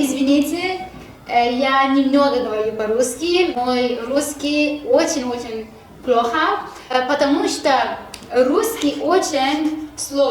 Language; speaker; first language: Russian; non-native, learner; Persian